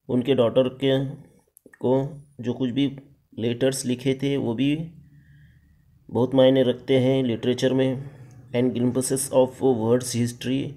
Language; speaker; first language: Hindi; non-native, local second language; Marathi